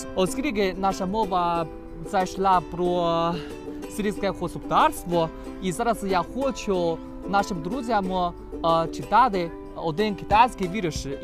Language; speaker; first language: Ukrainian; non-native, learner; Chinese